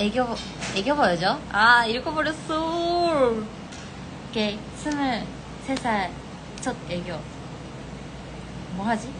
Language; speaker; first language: Korean; non-native, fluent; Japanese